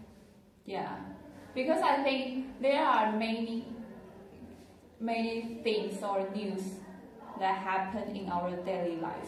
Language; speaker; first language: English; non-native, learner; Chinese